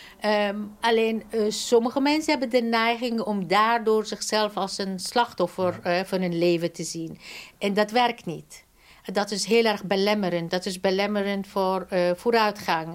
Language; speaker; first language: Dutch; non-native, fluent; Persian